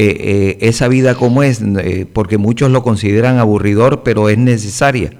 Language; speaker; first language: Spanish; native; Spanish